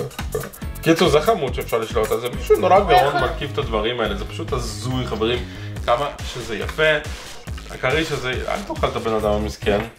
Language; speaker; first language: Hebrew; native; Hebrew